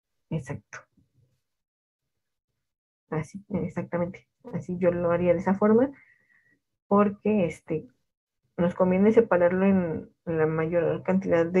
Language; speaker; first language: Spanish; native; Spanish